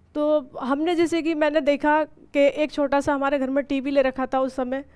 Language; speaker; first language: Hindi; native; Hindi